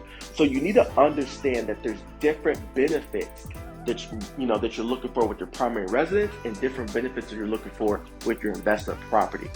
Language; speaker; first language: English; native; English